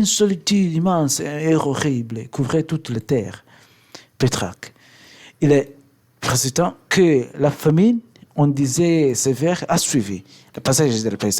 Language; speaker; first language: French; non-native, learner; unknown